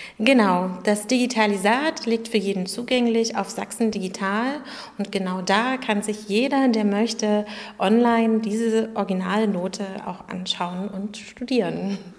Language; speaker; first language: German; native; German